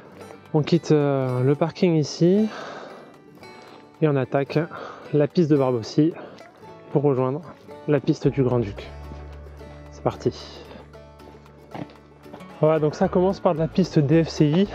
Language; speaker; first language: French; native; French